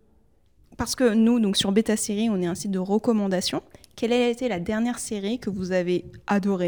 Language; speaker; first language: French; native; French